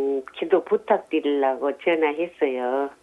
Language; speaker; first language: Korean; native; Korean